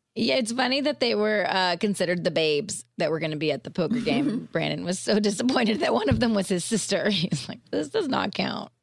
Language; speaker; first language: English; native; English